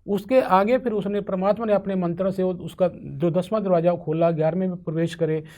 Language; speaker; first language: Hindi; non-native, local second language; Punjabi